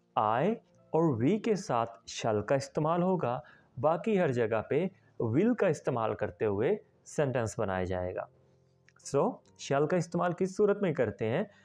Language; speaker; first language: Urdu; native; Urdu